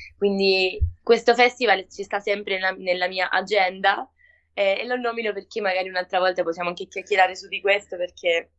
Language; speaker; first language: Italian; non-native, fluent; Spanish